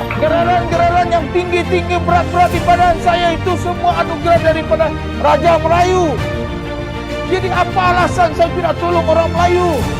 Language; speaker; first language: Malay; non-native, local second language; Chinese